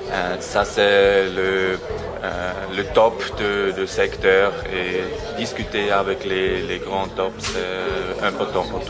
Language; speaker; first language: French; non-native, learner; German